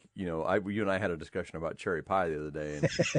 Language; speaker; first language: English; native; English